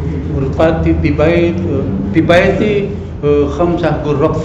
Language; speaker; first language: Arabic; non-native, learner; Indonesian